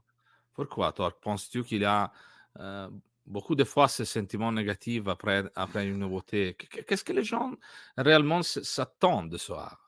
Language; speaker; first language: French; non-native, learner; Italian